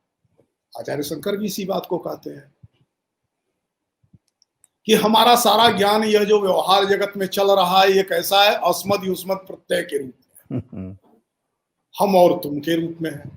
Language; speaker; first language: Hindi; native; Hindi